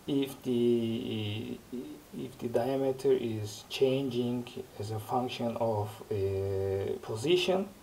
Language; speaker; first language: English; non-native, fluent; Turkish